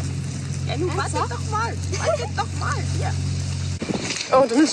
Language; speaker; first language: German; native; German